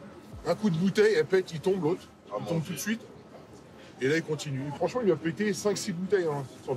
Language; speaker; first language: French; native; French